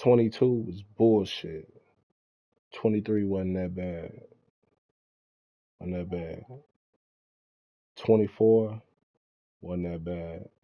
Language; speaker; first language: English; native; English